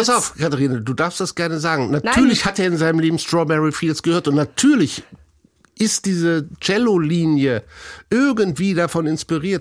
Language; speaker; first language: German; native; German